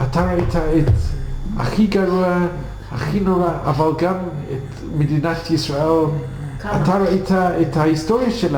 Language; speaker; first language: Hebrew; non-native, fluent; English